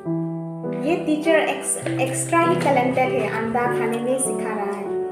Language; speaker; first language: Hindi; non-native, local second language; Karbi